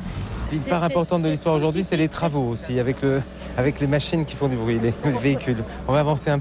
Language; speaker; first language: French; native; French